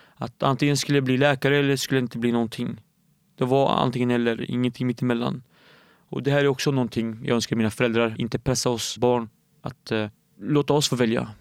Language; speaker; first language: Swedish; early bilingual, other home language; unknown